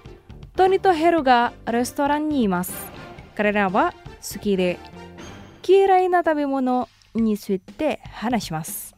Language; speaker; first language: Japanese; non-native, fluent; Indonesian